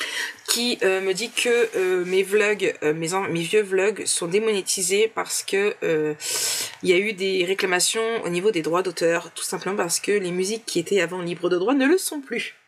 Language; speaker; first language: French; native; French